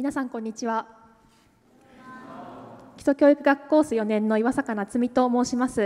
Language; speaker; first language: Japanese; native; Japanese